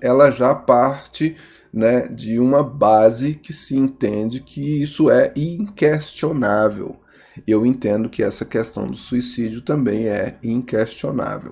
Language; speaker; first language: Portuguese; native; Portuguese